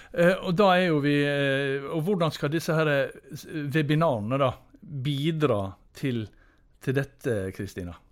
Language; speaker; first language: Norwegian; native; Norwegian